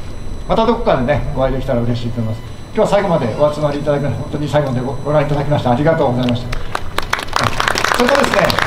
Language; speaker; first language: Japanese; native; Japanese